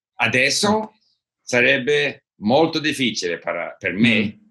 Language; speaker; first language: Italian; non-native, learner; English